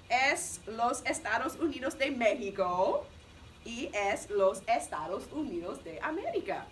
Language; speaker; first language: Spanish; non-native, fluent; English